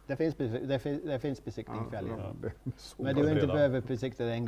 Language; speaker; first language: Swedish; non-native, learner; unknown